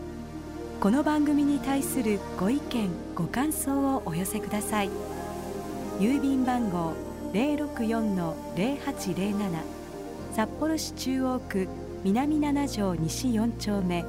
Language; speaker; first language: Japanese; native; Japanese